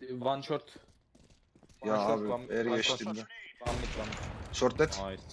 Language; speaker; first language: English; non-native, learner; Turkish